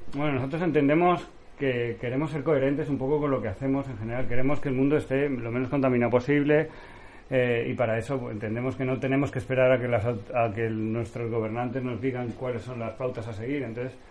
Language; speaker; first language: Spanish; native; Spanish